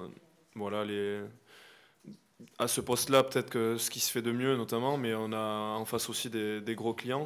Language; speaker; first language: French; native; French